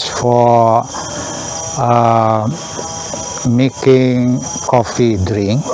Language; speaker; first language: English; non-native, learner; Indonesian